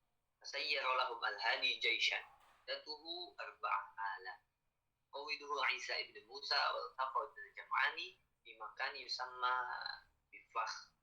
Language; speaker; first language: Arabic; non-native, learner; Indonesian